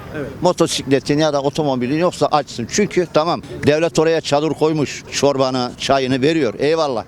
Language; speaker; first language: Turkish; native; Turkish